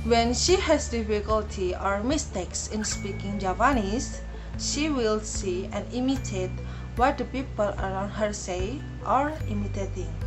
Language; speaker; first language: English; non-native, learner; Indonesian